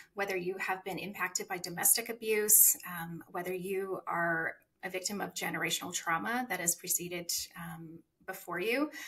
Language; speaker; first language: English; native; English